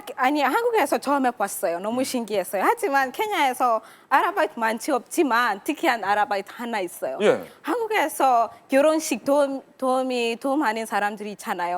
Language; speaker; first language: Korean; non-native, learner; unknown